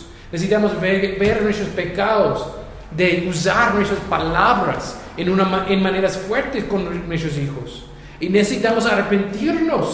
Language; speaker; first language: Spanish; non-native, fluent; English